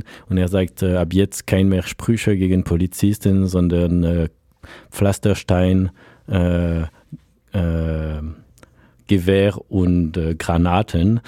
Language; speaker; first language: German; non-native, fluent; French